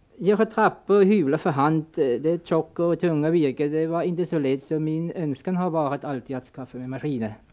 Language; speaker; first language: Swedish; non-native, fluent; German